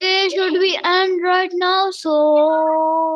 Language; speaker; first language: English; non-native, local second language; Urdu